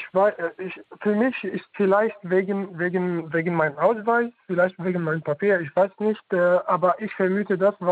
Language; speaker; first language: German; non-native, learner; Arabic